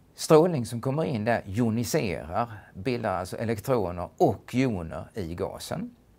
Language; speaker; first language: Swedish; native; Swedish